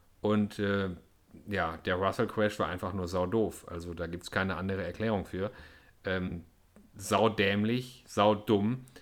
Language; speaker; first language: German; native; German